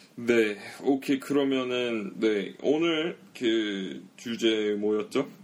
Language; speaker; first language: Korean; early bilingual, heritage; English